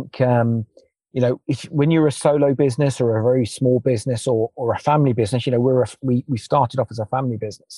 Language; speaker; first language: English; native; English